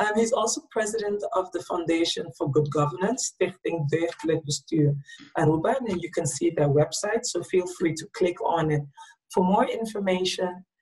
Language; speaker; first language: English; non-native, local second language; Papiamento